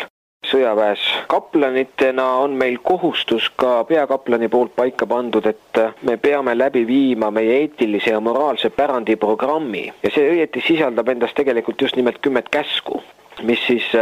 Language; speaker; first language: Estonian; native; Estonian